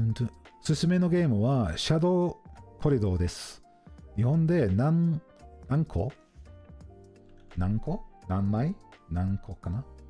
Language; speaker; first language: Japanese; non-native, fluent; English